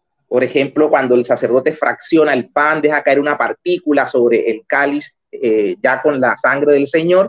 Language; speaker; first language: Spanish; native; Spanish